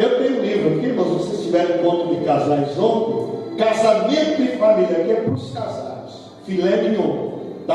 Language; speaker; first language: Portuguese; native; Portuguese